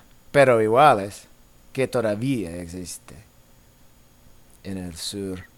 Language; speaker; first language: Spanish; non-native, learner; English